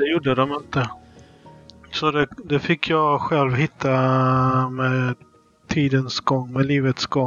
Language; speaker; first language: Swedish; early bilingual, other home language; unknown